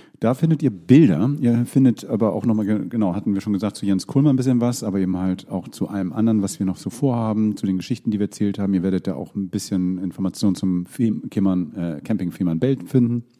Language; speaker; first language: German; native; German